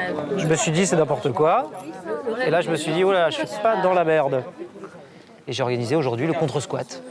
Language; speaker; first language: French; native; French